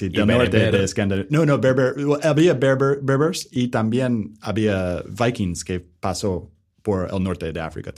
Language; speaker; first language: Spanish; non-native, learner; English